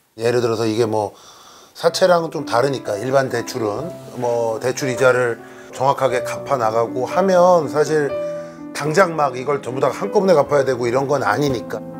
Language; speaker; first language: Korean; native; Korean